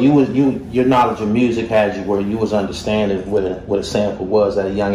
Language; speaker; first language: English; native; English